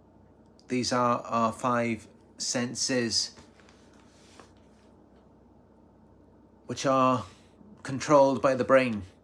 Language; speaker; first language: English; native; English